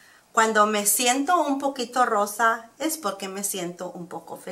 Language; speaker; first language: Spanish; early bilingual, heritage; Spanish